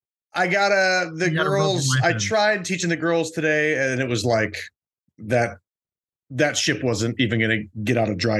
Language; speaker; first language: English; native; English